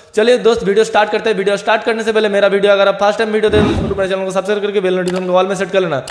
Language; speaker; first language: Hindi; non-native, local second language; Bangla